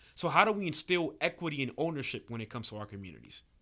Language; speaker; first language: English; early bilingual, other home language; Spanish